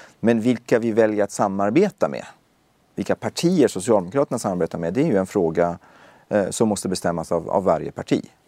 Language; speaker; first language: Swedish; early bilingual, other home language; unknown